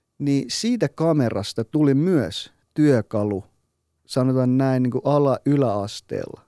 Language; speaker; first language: Finnish; early bilingual, other home language; Persian